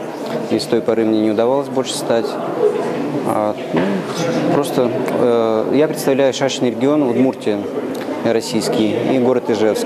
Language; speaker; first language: Russian; native; Russian